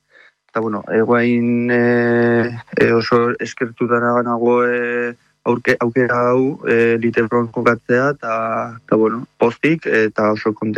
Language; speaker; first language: Basque; non-native, local second language; Spanish